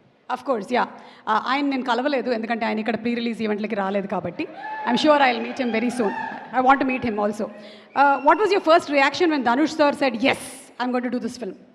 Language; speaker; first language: Telugu; native; Telugu